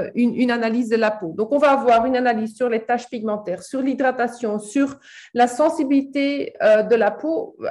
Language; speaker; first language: French; native; French